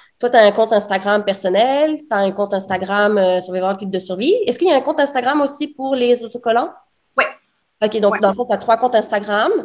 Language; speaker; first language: French; native; French